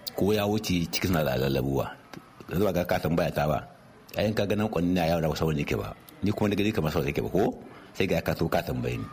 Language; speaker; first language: Hausa; native; Hausa